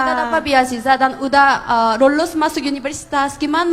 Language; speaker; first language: Indonesian; non-native, fluent; Korean